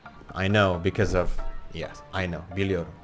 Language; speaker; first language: English; non-native, fluent; Indonesian